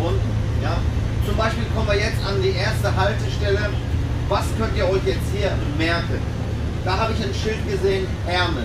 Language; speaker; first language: German; native; German